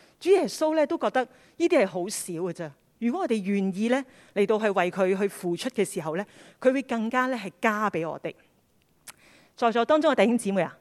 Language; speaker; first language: Cantonese; native; Cantonese